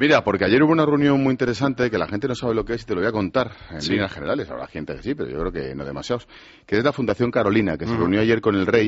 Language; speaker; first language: Spanish; native; Spanish